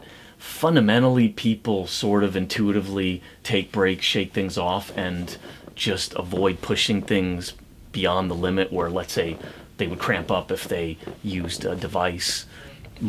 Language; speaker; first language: English; native; English